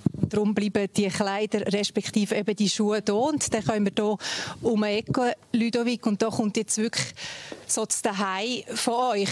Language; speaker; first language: German; native; German